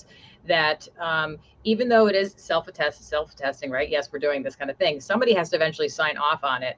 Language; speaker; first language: English; native; English